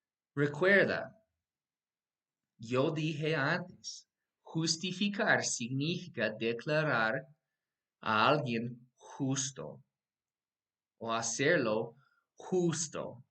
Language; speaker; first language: Spanish; non-native, fluent; English